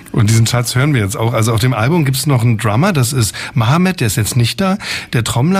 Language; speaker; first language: German; native; German